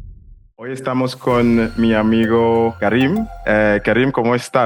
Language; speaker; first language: Spanish; non-native, fluent; English